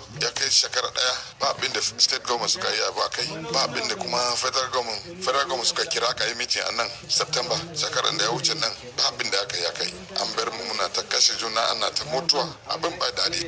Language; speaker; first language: Hausa; non-native, local second language; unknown